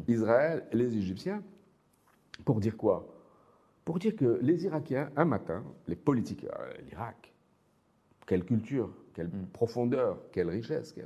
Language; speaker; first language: French; non-native, local second language; Arabic